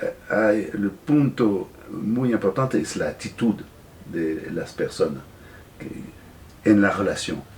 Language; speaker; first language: Spanish; non-native, fluent; French